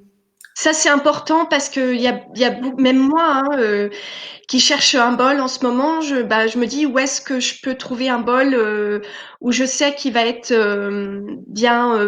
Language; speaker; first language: French; native; French